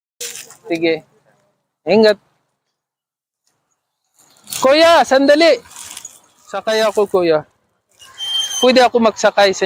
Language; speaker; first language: Filipino; non-native, learner; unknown